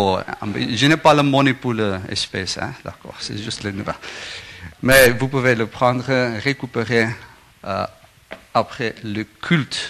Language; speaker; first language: French; non-native, learner; Afrikaans